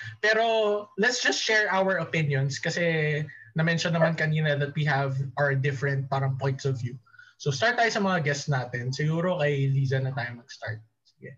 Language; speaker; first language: Filipino; native; Filipino